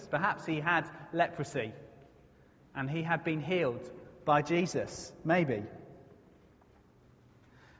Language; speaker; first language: English; native; English